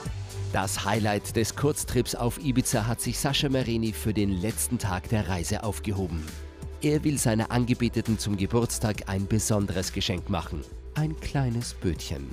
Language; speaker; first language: German; native; German